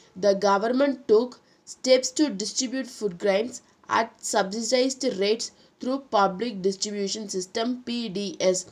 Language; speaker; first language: English; non-native, local second language; Tamil